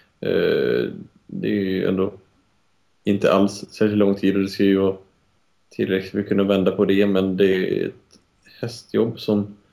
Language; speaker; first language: Swedish; native; Swedish